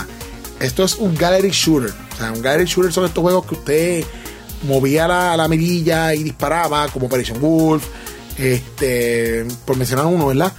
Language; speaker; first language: Spanish; native; Spanish